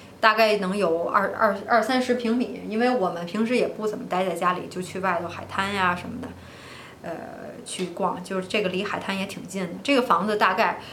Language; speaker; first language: Chinese; native; Chinese